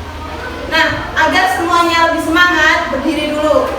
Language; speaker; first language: Indonesian; native; Indonesian